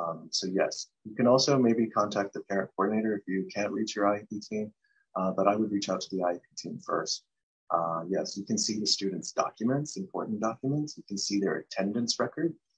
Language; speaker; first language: English; early bilingual, other home language; Spanish